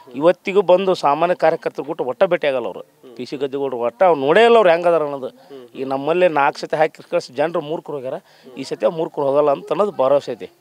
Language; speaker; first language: Kannada; native; Kannada